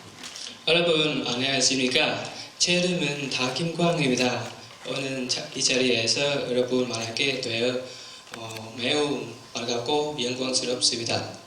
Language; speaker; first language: Korean; non-native, learner; Vietnamese